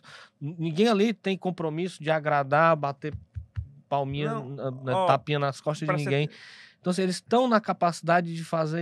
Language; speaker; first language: Portuguese; native; Portuguese